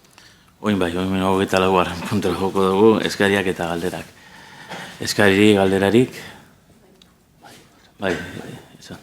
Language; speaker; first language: Basque; native; Basque